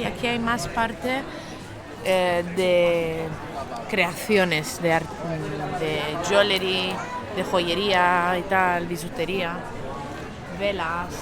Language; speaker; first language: Spanish; non-native, local second language; Catalan